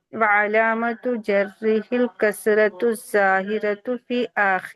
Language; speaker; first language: Arabic; non-native, learner; Urdu